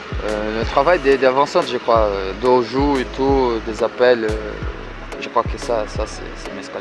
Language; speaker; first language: French; non-native, learner; Portuguese